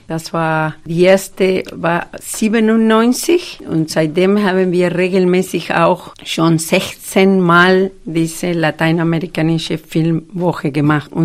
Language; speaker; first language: German; non-native, fluent; Spanish